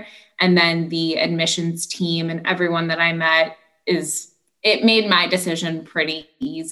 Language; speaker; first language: English; native; English